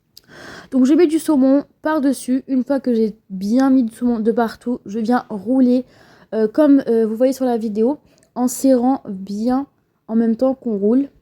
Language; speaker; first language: French; native; French